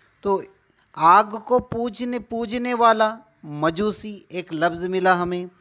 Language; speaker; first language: Urdu; native; Urdu